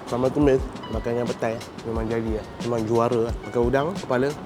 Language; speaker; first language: Malay; native; Malay